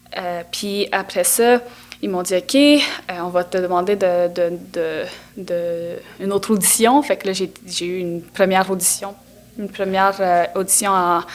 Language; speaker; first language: French; non-native, local second language; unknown